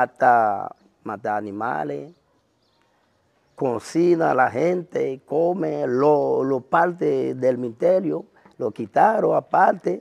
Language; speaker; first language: Spanish; non-native, learner; Haitian Creole